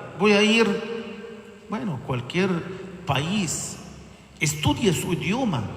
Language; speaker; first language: Spanish; non-native, learner; Arabic